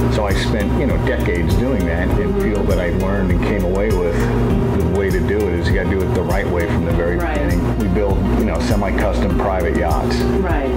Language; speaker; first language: English; native; English